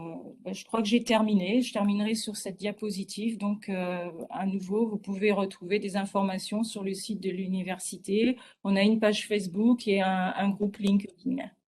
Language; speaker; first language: French; native; French